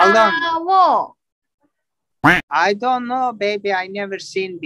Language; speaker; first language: English; non-native, learner; Turkish